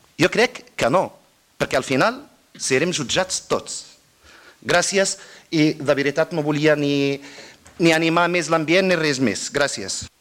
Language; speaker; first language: Catalan; non-native, fluent; Arabic